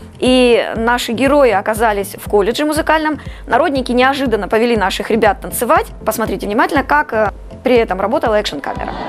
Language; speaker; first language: Russian; native; Russian